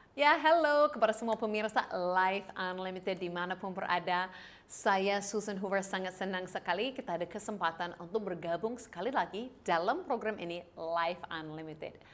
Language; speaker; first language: Indonesian; non-native, fluent; English